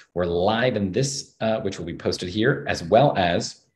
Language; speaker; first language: English; native; English